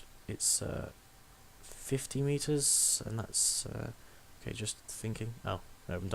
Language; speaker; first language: English; native; English